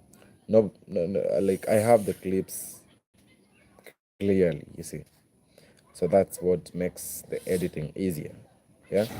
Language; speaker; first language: English; non-native, local second language; Swahili